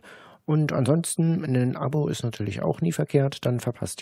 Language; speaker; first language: German; native; German